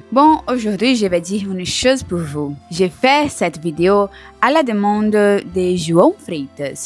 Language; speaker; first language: French; non-native, learner; Portuguese